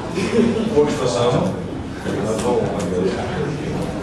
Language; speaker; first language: English; non-native, fluent; Chinese